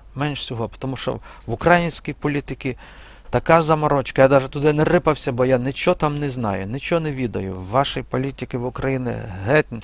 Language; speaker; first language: Ukrainian; non-native, fluent; Belarusian